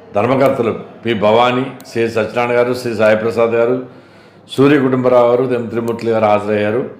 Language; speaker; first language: Telugu; native; Telugu